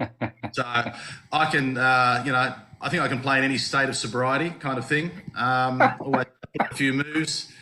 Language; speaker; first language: English; native; English